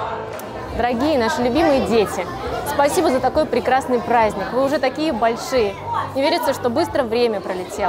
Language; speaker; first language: Russian; native; Russian